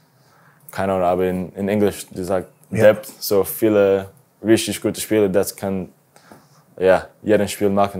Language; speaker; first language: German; non-native, learner; English